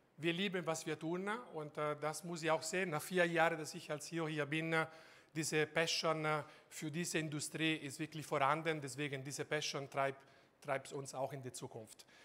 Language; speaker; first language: German; non-native, fluent; Italian